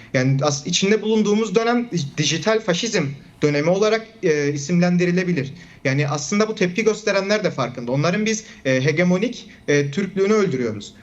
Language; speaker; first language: Turkish; non-native, local second language; Kurdish